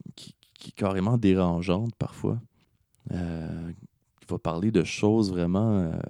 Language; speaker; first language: French; native; French